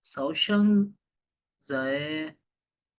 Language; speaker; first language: Chinese; non-native, learner; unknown